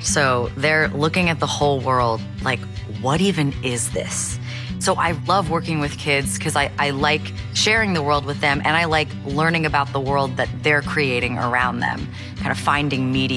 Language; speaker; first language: English; native; English